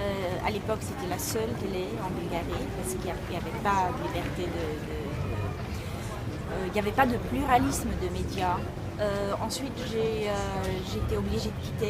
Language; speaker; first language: French; non-native, fluent; Bulgarian